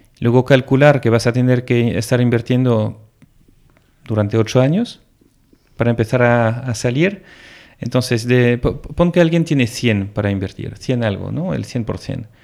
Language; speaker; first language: Spanish; non-native, fluent; French